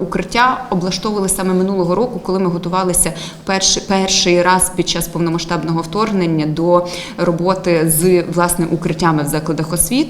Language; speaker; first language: Ukrainian; native; Ukrainian